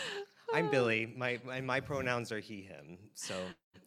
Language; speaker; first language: English; native; English